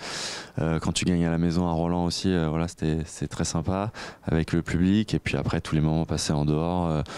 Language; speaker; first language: French; native; French